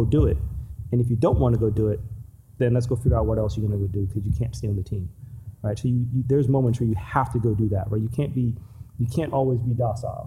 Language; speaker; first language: English; native; English